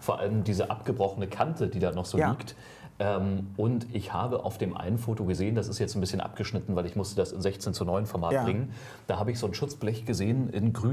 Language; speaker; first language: German; native; German